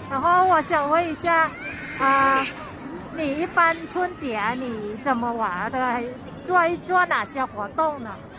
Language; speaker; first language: Chinese; non-native, fluent; Thai